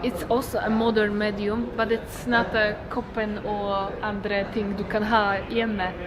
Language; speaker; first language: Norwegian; non-native, learner; Polish